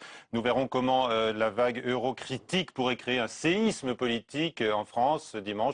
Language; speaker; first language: French; native; French